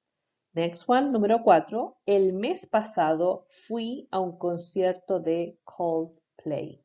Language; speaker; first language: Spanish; non-native, fluent; English